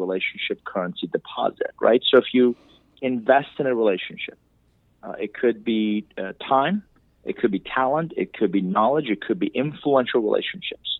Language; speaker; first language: English; non-native, fluent; Persian